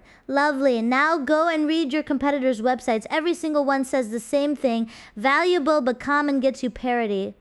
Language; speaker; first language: English; native; English